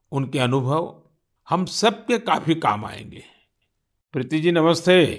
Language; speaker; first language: Hindi; non-native, local second language; Gujarati